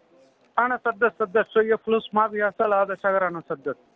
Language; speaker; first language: Arabic; non-native, learner; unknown